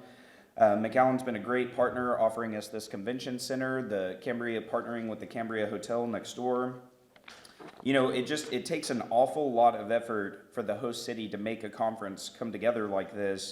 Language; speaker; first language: English; native; English